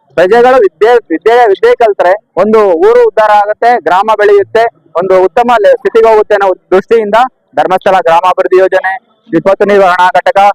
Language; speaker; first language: Kannada; native; Kannada